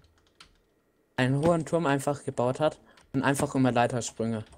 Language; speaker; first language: German; native; German